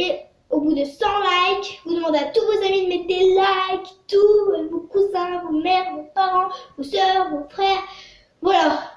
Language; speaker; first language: French; native; French